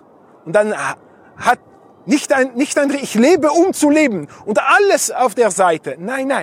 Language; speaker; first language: German; non-native, fluent; Hebrew